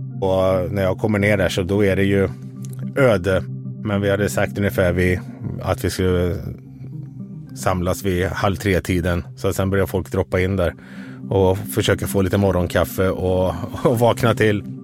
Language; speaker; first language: Swedish; native; Swedish